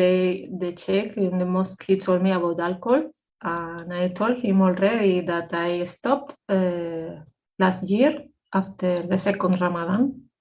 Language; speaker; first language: English; non-native, fluent; Spanish